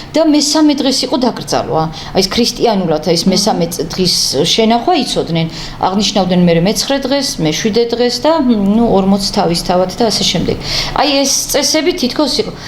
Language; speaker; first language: Georgian; native; Georgian